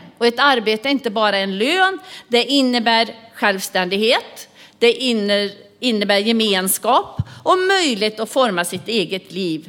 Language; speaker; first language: Swedish; native; Swedish